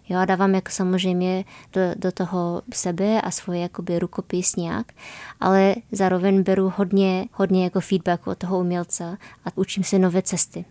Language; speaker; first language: Czech; non-native, fluent; Polish